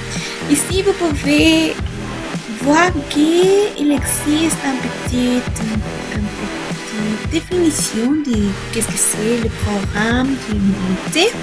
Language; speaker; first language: French; non-native, learner; Spanish